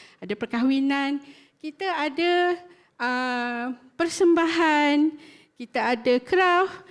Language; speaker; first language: Malay; native; Malay